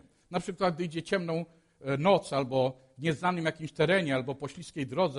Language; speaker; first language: Polish; native; Polish